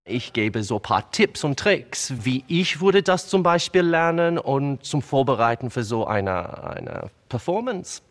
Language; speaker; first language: German; non-native, learner; English